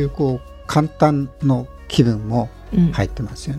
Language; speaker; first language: Japanese; native; Japanese